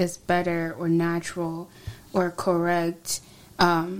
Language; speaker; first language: English; non-native, local second language; Swahili